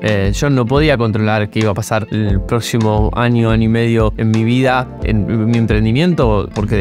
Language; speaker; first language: Spanish; native; Spanish